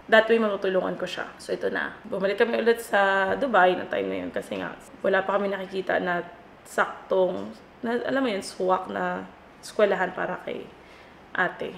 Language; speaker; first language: Filipino; native; Filipino